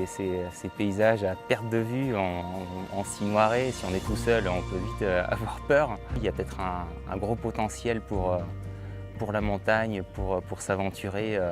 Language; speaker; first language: French; native; French